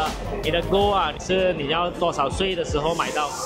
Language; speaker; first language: Chinese; native; Chinese